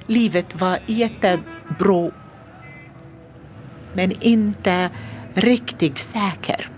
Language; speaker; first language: Swedish; non-native, learner; Arabic